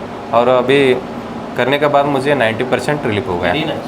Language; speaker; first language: Hindi; non-native, local second language; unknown